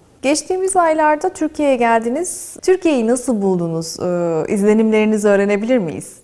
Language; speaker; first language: Turkish; native; Turkish